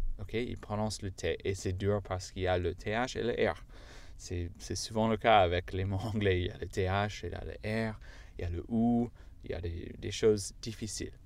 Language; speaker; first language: French; non-native, fluent; English